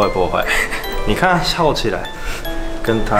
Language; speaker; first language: Chinese; non-native, learner; Japanese